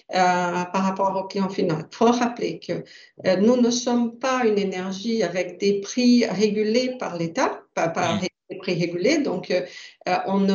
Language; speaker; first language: French; non-native, fluent; Portuguese